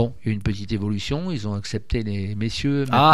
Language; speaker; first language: French; native; French